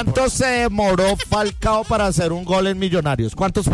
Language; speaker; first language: Spanish; native; Spanish